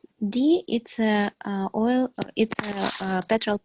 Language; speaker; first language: English; non-native, learner; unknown